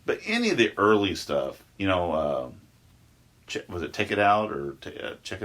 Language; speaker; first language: English; native; English